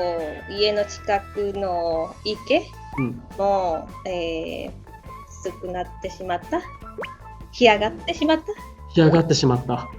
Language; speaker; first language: Japanese; non-native, learner; Spanish